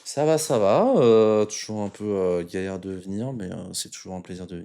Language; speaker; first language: French; native; French